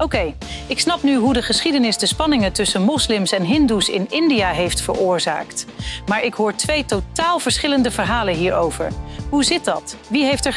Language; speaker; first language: Dutch; native; Dutch